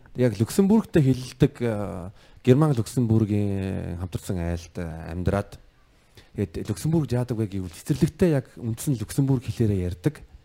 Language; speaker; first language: Mongolian; early bilingual, heritage; Mongolian